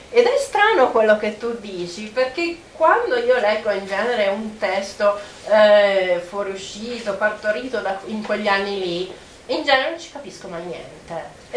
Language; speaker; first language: Italian; non-native, fluent; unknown